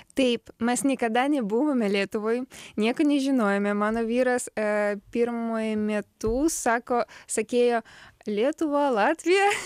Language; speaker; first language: Lithuanian; non-native, learner; Ukrainian